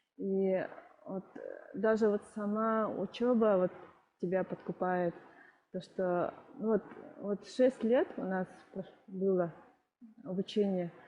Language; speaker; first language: Russian; non-native, local second language; Yakut